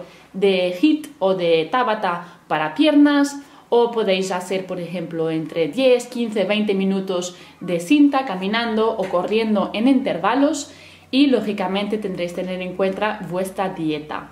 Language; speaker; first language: Spanish; native; Spanish